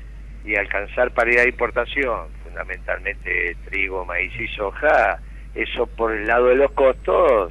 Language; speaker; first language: Spanish; native; Spanish